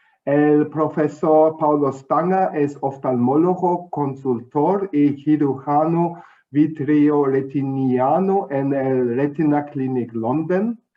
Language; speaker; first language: Spanish; non-native, fluent; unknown